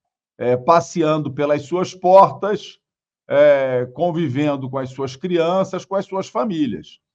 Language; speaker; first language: Portuguese; native; Portuguese